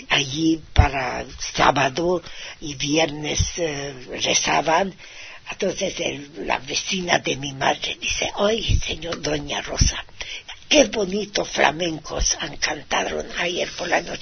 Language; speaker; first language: Spanish; non-native, fluent; Hungarian